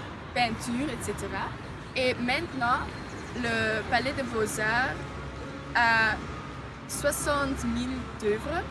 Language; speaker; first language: French; non-native, learner; Dutch